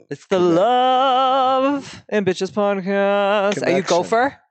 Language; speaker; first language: English; native; English